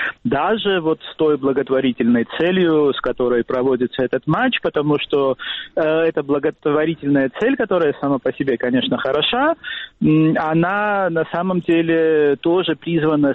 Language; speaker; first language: Russian; non-native, fluent; Georgian